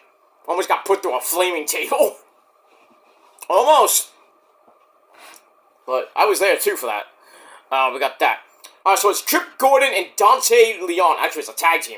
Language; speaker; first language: English; native; English